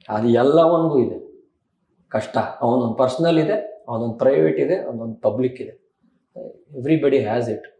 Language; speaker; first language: Kannada; native; Kannada